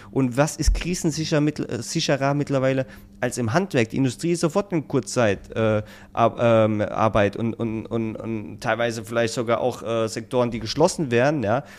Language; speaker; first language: German; native; German